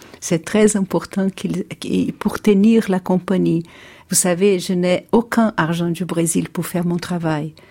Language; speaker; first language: French; non-native, fluent; Portuguese